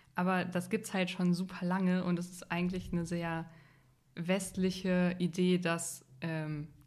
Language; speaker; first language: German; native; German